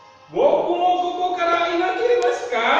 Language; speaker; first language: Japanese; non-native, learner; Indonesian